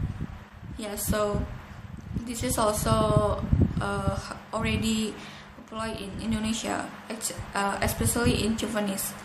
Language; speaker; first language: English; non-native, learner; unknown